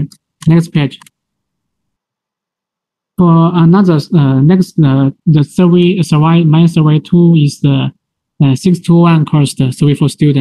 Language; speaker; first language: English; non-native, learner; Chinese